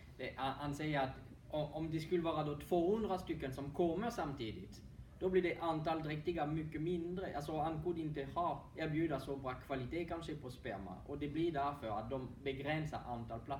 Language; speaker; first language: Swedish; non-native, fluent; French